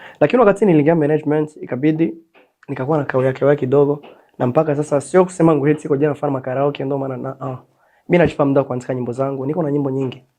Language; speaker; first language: Swahili; native; Swahili